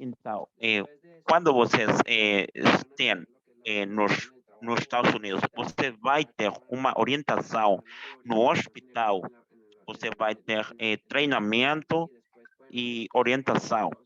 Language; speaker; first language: Portuguese; non-native, fluent; Spanish